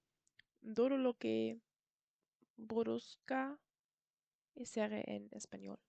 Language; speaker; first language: Spanish; non-native, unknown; German